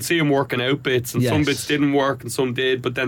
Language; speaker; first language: English; native; English